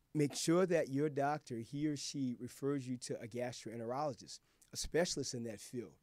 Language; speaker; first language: English; native; English